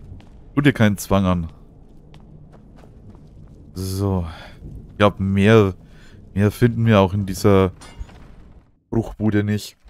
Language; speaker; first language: German; native; German